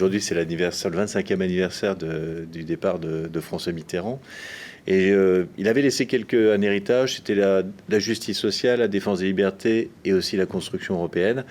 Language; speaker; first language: French; native; French